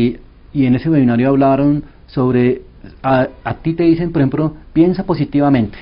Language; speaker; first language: Spanish; early bilingual, other home language; Korean